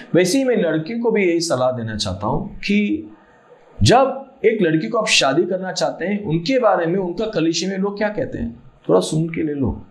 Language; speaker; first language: Hindi; non-native, local second language; Malayalam